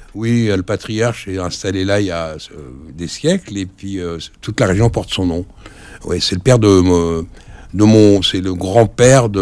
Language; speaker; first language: French; early bilingual, other home language; Arabic